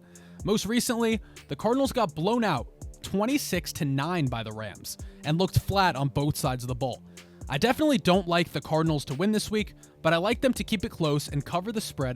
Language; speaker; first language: English; native; English